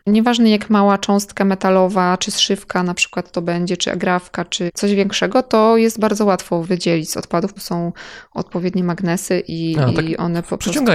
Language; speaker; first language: Polish; native; Polish